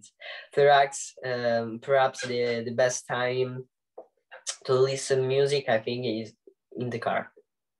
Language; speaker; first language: English; non-native, learner; Italian